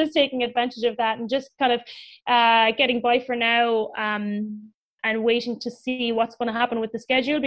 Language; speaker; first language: English; native; English